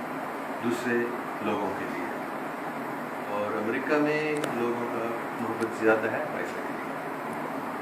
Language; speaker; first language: Hindi; non-native, local second language; English